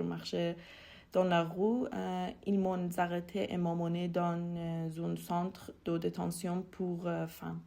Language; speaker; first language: French; non-native, fluent; Persian